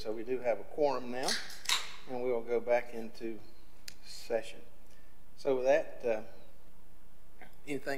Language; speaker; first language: English; native; English